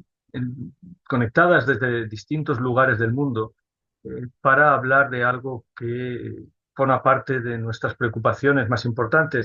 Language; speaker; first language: Spanish; native; Spanish